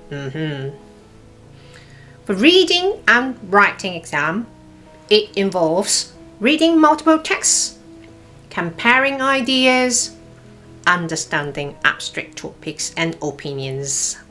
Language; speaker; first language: English; non-native, fluent; Cantonese